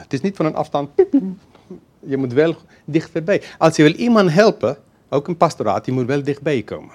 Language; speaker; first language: Dutch; non-native, fluent; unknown